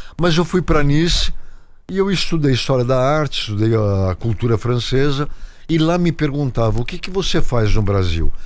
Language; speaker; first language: Portuguese; native; Portuguese